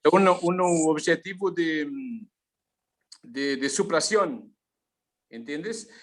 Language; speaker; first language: Spanish; non-native, learner; Portuguese